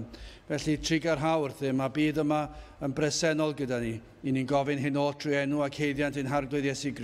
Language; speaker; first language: Welsh; native; Welsh